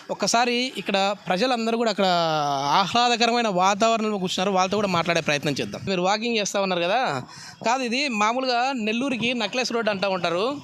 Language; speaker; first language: Telugu; native; Telugu